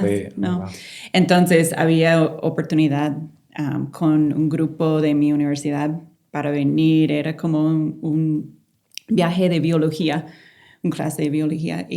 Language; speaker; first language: Spanish; non-native, fluent; English